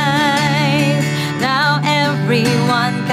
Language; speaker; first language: English; non-native, local second language; Cebuano